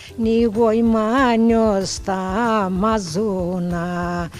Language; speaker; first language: Turkish; non-native, local second language; Greek